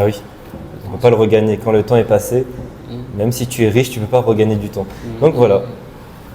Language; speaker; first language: French; non-native, local second language; Malagasy